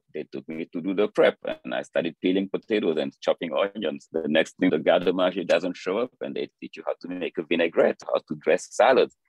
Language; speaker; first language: English; non-native, fluent; French